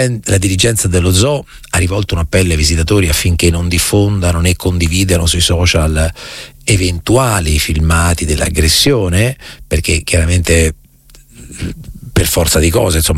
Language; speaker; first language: Italian; native; Italian